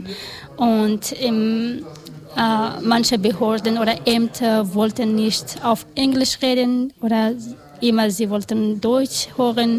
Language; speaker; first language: German; non-native, learner; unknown